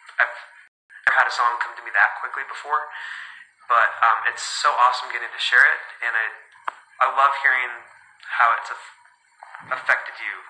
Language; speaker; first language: English; early bilingual, other home language; Spanish